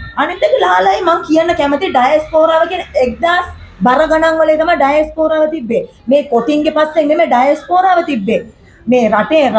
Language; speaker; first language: Sinhala; non-native, local second language; Tamil